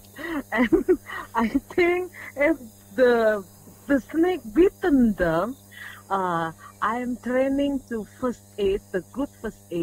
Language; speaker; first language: English; non-native, learner; Indonesian